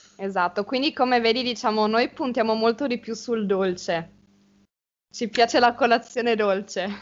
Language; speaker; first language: Italian; native; Italian